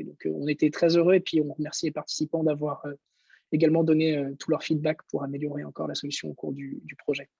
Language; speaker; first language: French; native; French